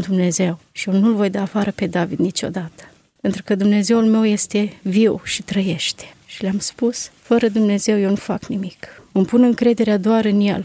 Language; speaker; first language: Romanian; native; Romanian